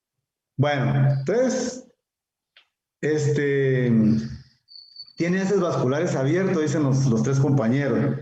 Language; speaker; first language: Spanish; native; Spanish